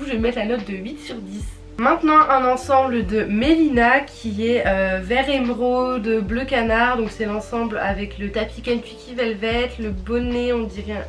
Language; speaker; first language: French; native; French